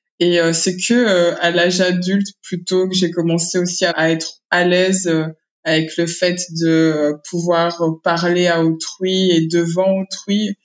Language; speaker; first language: French; early bilingual, other home language; Kinyarwanda